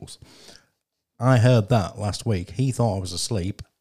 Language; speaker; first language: English; native; English